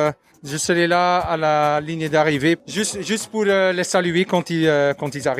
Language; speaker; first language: French; non-native, local second language; Dutch